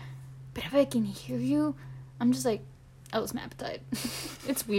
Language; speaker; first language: English; non-native, fluent; Spanish